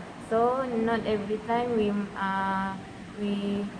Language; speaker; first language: English; non-native, learner; Malay